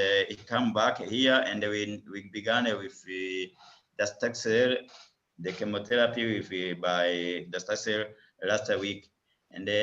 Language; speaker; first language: English; non-native, learner; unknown